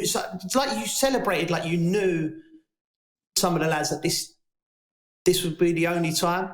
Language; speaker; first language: English; native; English